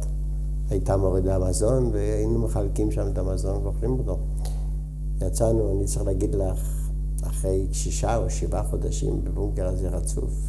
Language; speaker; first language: Hebrew; non-native, fluent; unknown